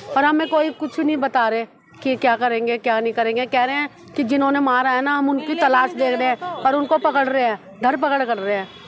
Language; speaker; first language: Hindi; native; Hindi